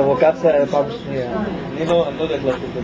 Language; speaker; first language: Hebrew; native; Hebrew